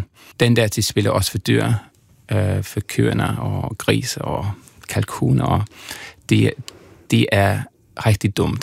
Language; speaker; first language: Danish; non-native, fluent; English